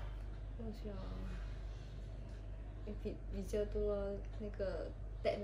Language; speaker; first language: Chinese; non-native, learner; Vietnamese